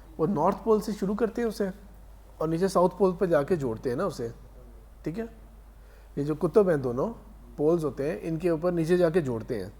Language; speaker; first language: Urdu; native; Urdu